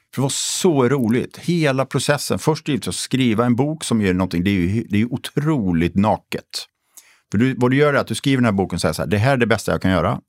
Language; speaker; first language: Swedish; native; Swedish